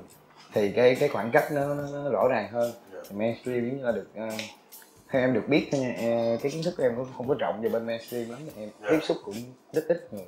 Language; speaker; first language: Vietnamese; native; Vietnamese